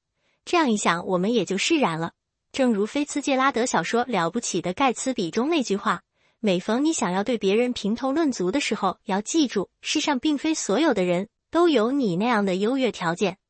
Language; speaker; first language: Chinese; native; Chinese